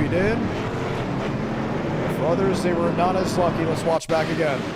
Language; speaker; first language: English; native; English